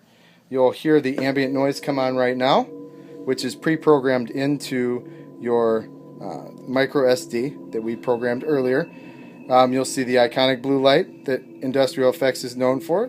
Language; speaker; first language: English; native; English